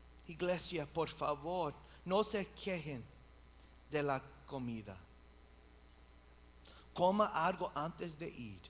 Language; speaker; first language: Spanish; early bilingual, heritage; English